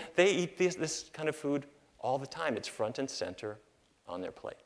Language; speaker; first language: English; native; English